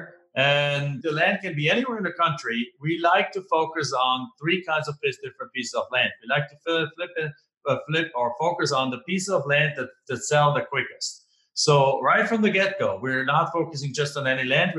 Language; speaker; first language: English; non-native, fluent; German